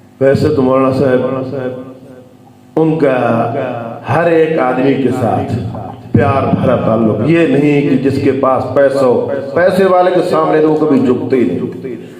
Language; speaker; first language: Urdu; non-native, local second language; Punjabi